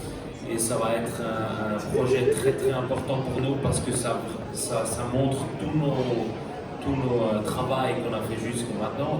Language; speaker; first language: French; non-native, local second language; German